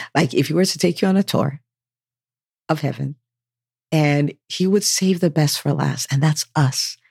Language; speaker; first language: English; native; English